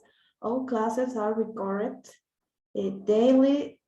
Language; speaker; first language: English; non-native, learner; Spanish